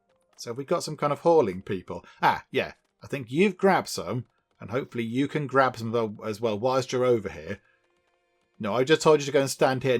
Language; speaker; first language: English; native; English